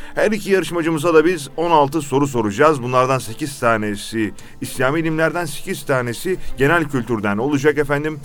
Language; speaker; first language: Turkish; native; Turkish